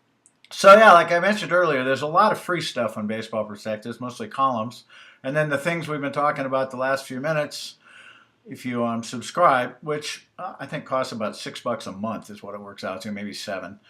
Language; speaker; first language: English; native; English